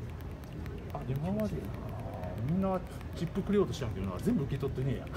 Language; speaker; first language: Japanese; native; Japanese